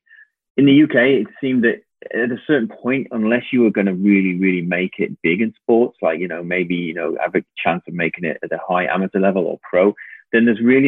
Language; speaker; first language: English; native; English